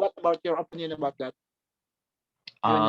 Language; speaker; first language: English; non-native, learner; Indonesian